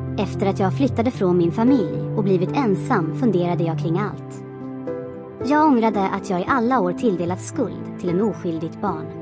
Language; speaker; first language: Swedish; non-native, fluent; Croatian